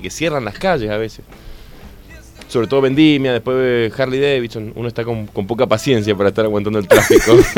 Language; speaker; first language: Spanish; native; Spanish